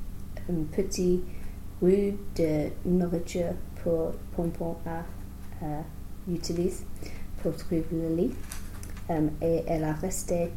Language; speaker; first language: French; non-native, learner; English